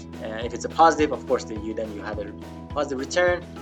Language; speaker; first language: English; non-native, fluent; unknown